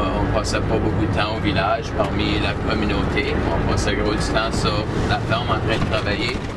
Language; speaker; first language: French; native; French